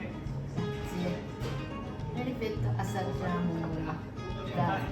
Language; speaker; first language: Italian; non-native, learner; Japanese